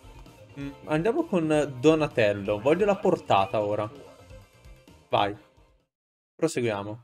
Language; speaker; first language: Italian; native; Italian